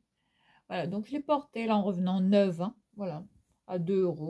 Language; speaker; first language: French; native; French